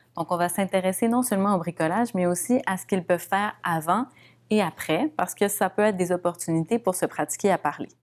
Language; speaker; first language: French; native; French